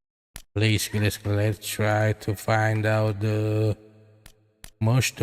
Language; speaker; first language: English; non-native, learner; Indonesian